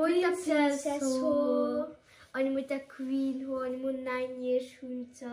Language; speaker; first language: Nepali; early bilingual, heritage; Nepali